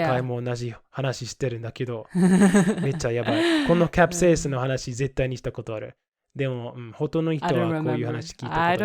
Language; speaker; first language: Japanese; non-native, fluent; English